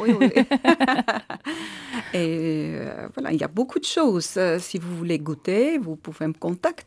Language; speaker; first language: French; non-native, learner; Armenian